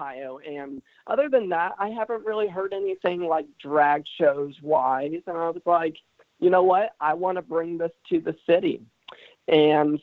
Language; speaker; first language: English; native; English